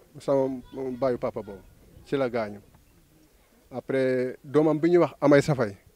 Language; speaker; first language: Wolof; non-native, local second language; Serer